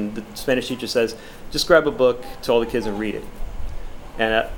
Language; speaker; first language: English; early bilingual, other home language; Spanish